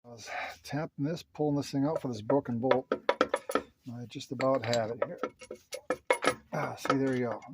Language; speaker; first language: English; native; English